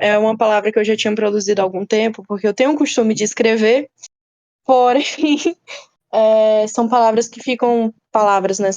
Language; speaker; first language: Portuguese; native; Portuguese